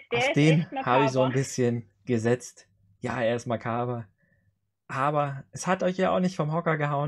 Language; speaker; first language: German; native; German